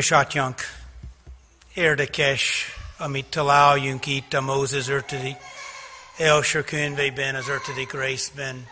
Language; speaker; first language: Hungarian; non-native, fluent; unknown